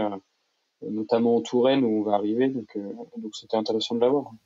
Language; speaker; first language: French; native; French